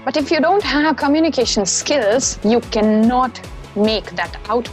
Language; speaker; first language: English; non-native, local second language; Maithili